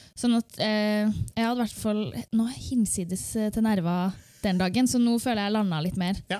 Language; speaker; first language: Norwegian; native; Norwegian